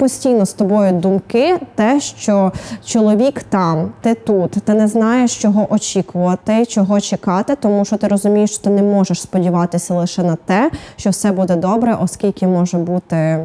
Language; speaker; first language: Ukrainian; native; Ukrainian